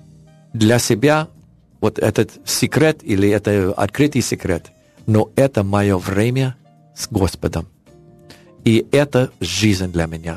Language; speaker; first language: Russian; non-native, learner; English